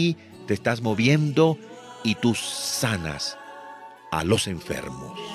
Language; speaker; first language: Spanish; native; Spanish